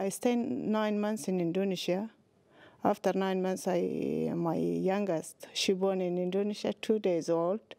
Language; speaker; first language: English; non-native, learner; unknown